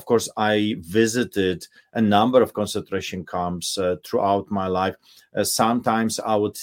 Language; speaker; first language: English; non-native, fluent; Polish